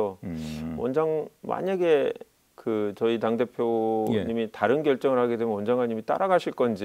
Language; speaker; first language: Korean; native; Korean